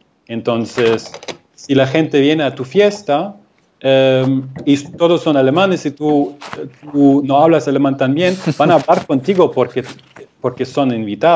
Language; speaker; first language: Spanish; non-native, fluent; German